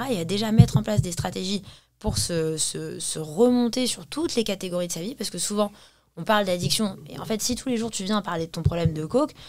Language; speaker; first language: French; early bilingual, heritage; English